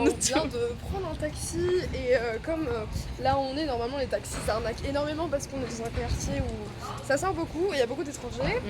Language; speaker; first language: French; native; French